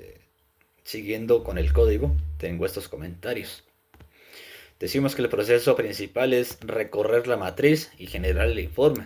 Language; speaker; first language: Spanish; native; Spanish